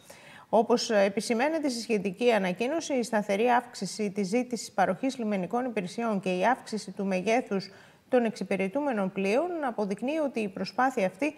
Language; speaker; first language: Greek; native; Greek